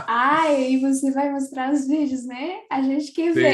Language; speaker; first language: Portuguese; non-native, fluent; French